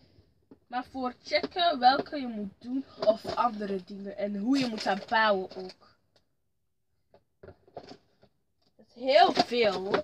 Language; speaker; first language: Dutch; early bilingual, other home language; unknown